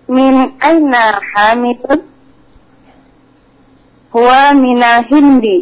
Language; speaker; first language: Arabic; non-native, learner; Indonesian